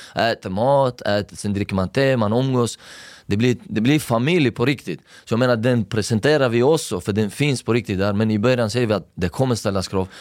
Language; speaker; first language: Swedish; non-native, fluent; Persian